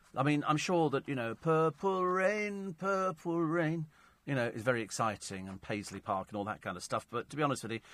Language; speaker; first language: English; native; English